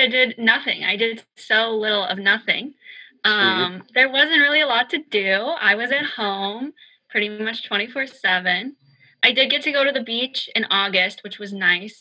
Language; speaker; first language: English; native; English